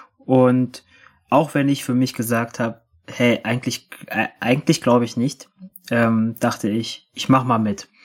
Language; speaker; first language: German; native; German